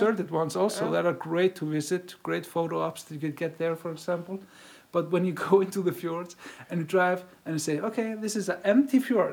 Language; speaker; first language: English; non-native, fluent; Icelandic